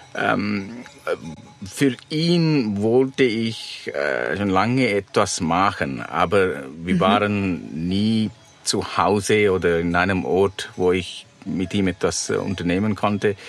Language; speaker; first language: German; non-native, fluent; Sinhala